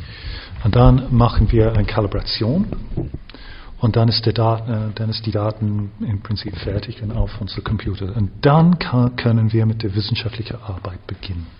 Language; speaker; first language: German; non-native, fluent; English